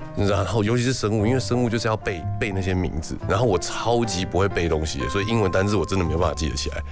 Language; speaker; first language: Chinese; native; Chinese